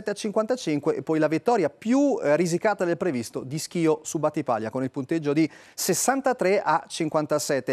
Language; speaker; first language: Italian; native; Italian